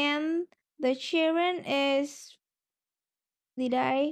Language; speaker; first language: English; non-native, learner; Vietnamese